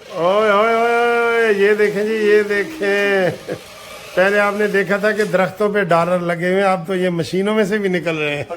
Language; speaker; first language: Urdu; non-native, local second language; Punjabi